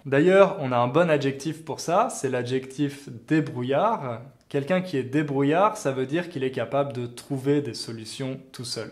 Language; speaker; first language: French; native; French